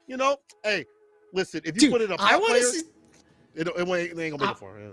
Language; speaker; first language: English; native; English